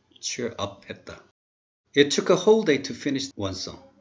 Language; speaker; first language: English; non-native, fluent; Korean